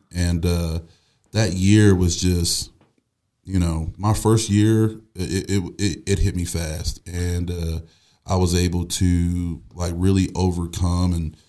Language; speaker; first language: English; native; English